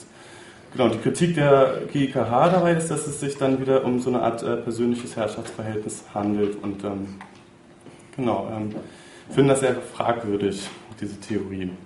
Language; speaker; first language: German; native; German